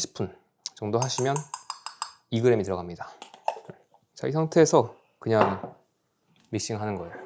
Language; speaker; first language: Korean; native; Korean